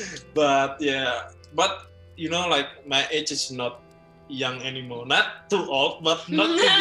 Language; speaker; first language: English; non-native, learner; Indonesian